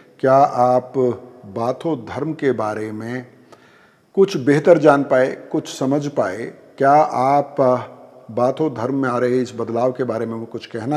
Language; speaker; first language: Hindi; native; Hindi